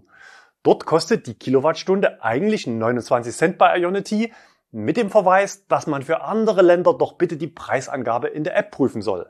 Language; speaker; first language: German; native; German